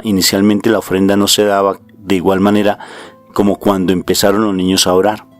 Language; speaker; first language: Spanish; native; Spanish